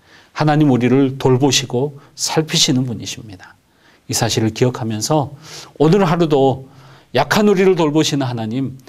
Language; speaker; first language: Korean; native; Korean